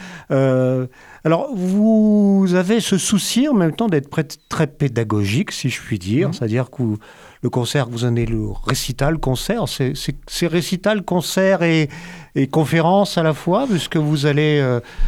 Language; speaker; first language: French; native; French